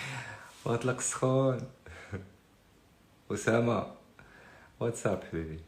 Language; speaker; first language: Arabic; native; Arabic